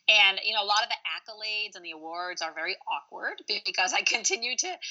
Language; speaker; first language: English; early bilingual, other home language; Arabic